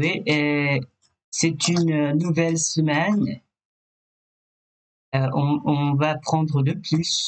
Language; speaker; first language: French; non-native, fluent; Thai